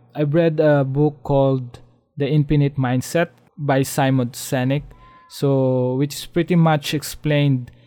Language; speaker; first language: English; non-native, local second language; Filipino